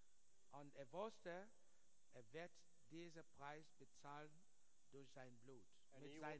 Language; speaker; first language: German; non-native, learner; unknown